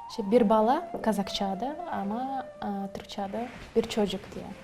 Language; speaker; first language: Turkish; non-native, learner; Kazakh